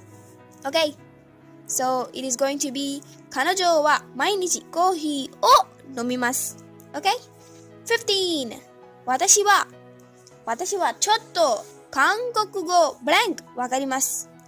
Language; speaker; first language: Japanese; non-native, fluent; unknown